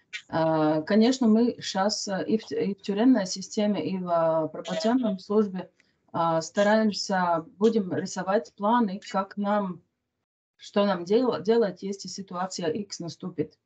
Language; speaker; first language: Russian; non-native, local second language; Latvian